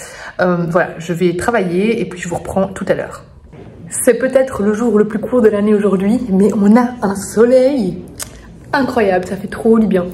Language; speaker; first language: French; native; French